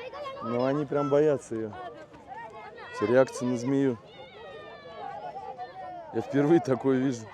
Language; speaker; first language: Russian; native; Russian